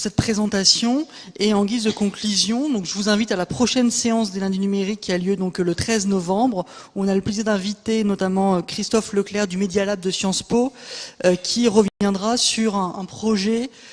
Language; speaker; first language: French; native; French